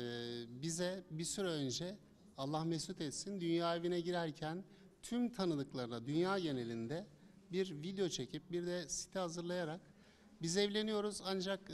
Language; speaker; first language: Turkish; native; Turkish